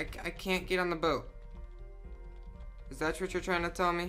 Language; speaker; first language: English; native; English